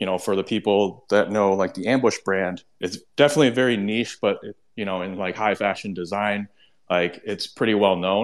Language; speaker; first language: English; non-native, local second language; Cantonese